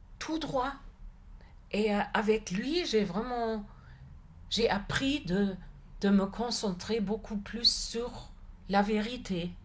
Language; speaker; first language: French; non-native, fluent; German